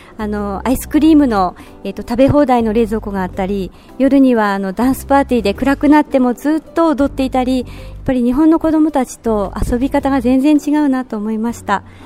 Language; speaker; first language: Japanese; native; Japanese